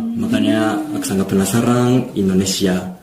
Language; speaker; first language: Indonesian; non-native, learner; Japanese